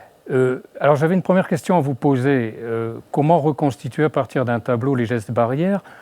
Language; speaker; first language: French; native; French